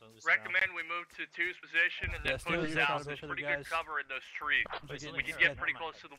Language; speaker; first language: English; native; English